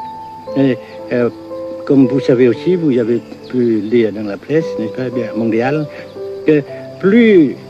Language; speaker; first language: French; non-native, fluent; Vietnamese